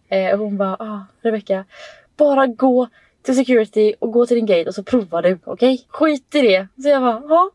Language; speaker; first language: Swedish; native; Swedish